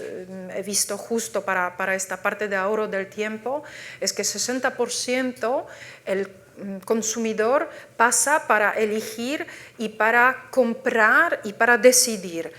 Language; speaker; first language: Spanish; non-native, fluent; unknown